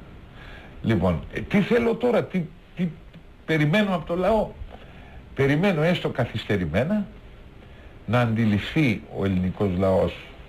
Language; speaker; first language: Greek; native; Greek